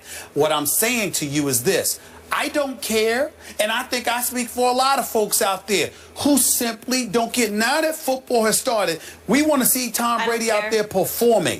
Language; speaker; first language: English; native; English